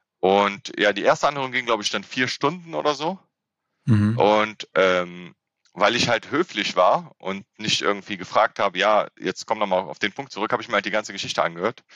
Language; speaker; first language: German; native; German